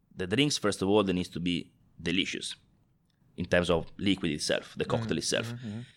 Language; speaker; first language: English; non-native, fluent; Italian